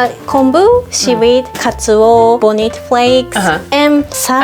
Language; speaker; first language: English; non-native, learner; Japanese